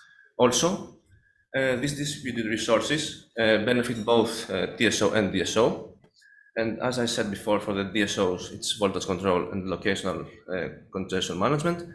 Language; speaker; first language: English; non-native, fluent; Greek